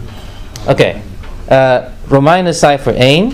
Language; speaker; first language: Dutch; non-native, fluent; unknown